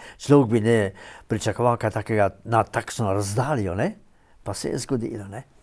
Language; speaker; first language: Slovenian; native; Slovenian